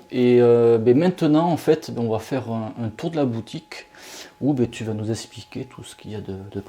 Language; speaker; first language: French; native; French